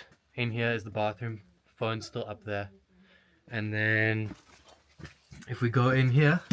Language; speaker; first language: English; native; English